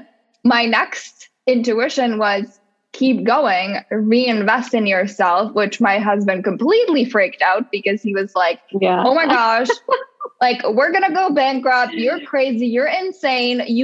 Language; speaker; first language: English; non-native, fluent; Czech